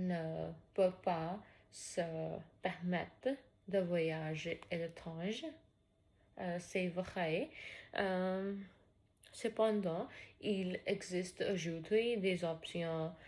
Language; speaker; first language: French; non-native, learner; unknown